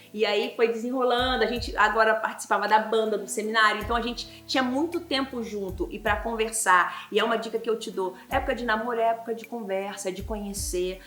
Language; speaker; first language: Portuguese; native; Portuguese